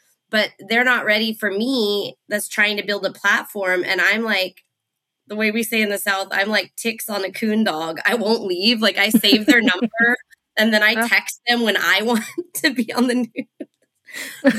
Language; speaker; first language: English; native; English